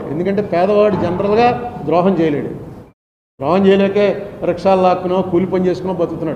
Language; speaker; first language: Telugu; native; Telugu